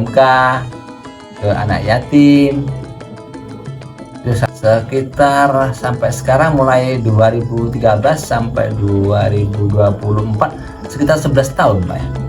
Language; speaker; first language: Indonesian; non-native, local second language; Javanese